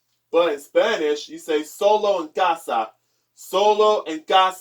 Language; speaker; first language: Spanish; non-native, learner; English